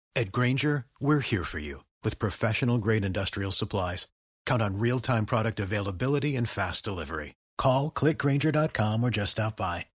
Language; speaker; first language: English; native; English